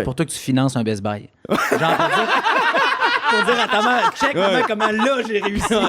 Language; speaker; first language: French; native; French